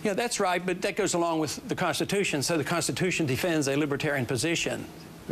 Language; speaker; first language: English; native; English